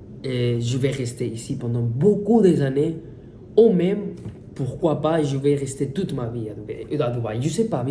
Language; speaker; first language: French; non-native, fluent; Spanish